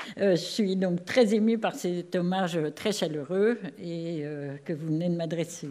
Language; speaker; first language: French; native; French